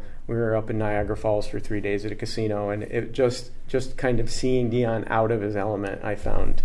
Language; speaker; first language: English; native; English